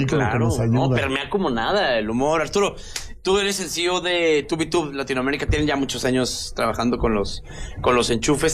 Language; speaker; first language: Spanish; native; Spanish